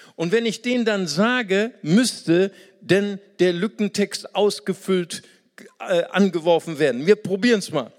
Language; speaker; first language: German; non-native, fluent; Portuguese